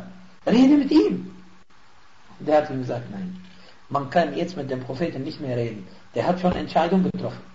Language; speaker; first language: German; non-native, fluent; Arabic